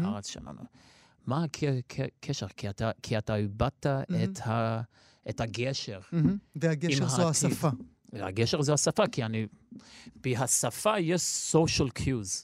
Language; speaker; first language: Hebrew; non-native, local second language; Armenian